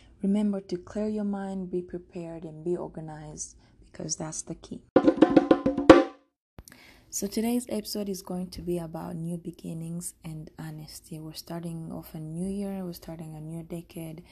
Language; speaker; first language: English; non-native, local second language; Kinyarwanda